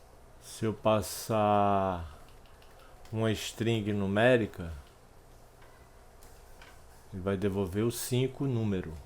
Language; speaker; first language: Portuguese; native; Portuguese